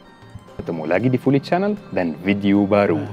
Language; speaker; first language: Indonesian; non-native, fluent; Arabic